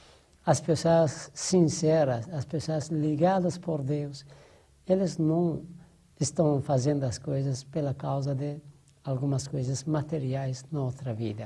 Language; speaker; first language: Portuguese; non-native, fluent; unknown